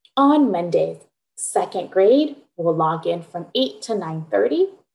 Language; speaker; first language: English; native; English